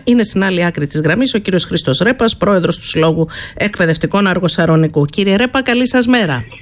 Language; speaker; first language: Greek; native; Greek